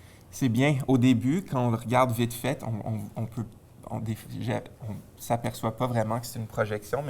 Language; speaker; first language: French; native; French